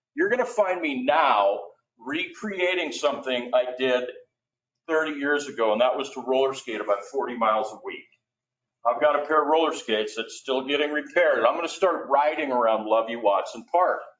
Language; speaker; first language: English; native; English